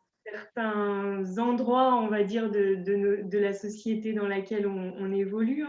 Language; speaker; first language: French; native; French